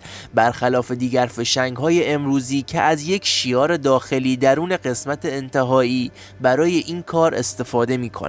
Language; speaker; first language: Persian; native; Persian